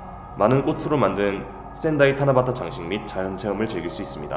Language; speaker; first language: Korean; native; Korean